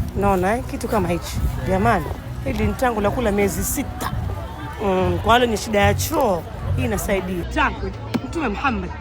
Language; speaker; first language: Swahili; native; Swahili